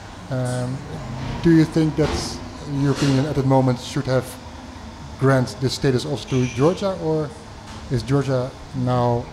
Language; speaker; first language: English; non-native, fluent; Dutch